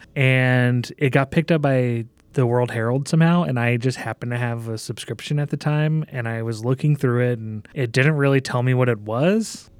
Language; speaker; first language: English; native; English